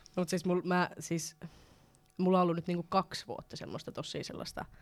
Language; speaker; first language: Finnish; non-native, local second language; Swedish